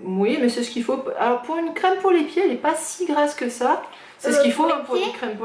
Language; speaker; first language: French; native; French